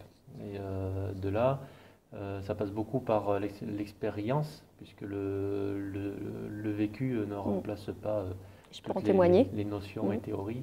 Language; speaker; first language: French; native; French